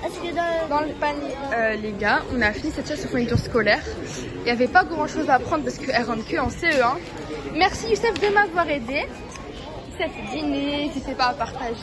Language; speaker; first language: French; native; French